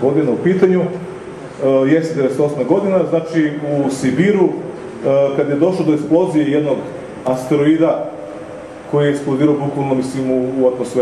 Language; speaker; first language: Serbian; native; Serbian